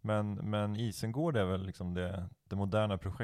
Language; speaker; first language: Swedish; native; Swedish